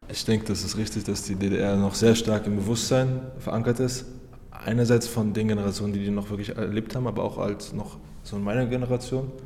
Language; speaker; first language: German; native; German